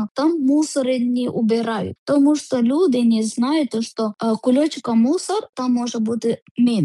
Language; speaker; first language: Ukrainian; non-native, learner; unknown